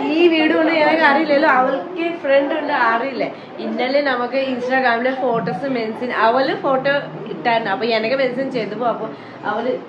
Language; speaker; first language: Malayalam; non-native, learner; Nepali